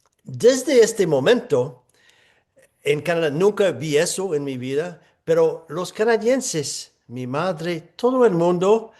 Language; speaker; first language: Spanish; non-native, fluent; English